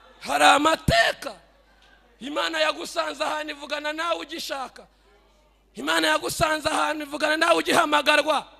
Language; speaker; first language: Kinyarwanda; native; Kinyarwanda